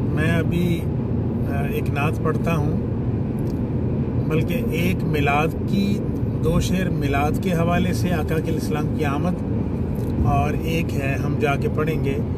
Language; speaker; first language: Urdu; native; Urdu